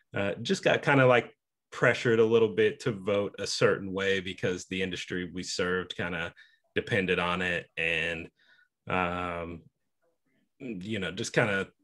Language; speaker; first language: English; native; English